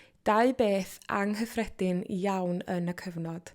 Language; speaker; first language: Welsh; native; Welsh